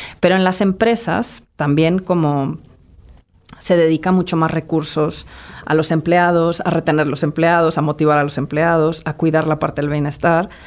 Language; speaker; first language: Spanish; early bilingual, other home language; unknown